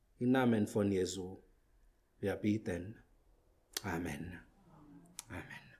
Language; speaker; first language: German; non-native, learner; Malagasy